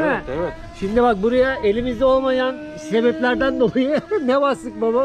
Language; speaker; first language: Turkish; native; Turkish